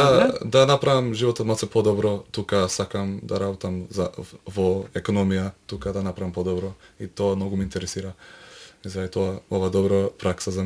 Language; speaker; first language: Macedonian; early bilingual, heritage; Macedonian